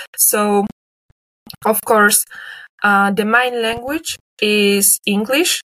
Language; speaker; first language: English; non-native, fluent; Polish